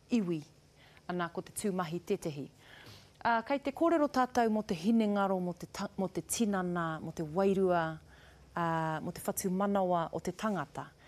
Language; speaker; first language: Māori; non-native, local second language; English